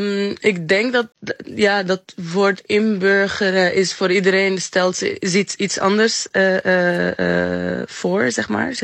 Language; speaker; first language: Dutch; non-native, fluent; Arabic